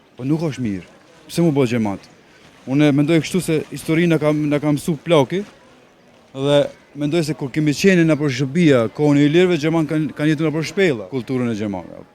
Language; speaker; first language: Albanian; early bilingual, heritage; Albanian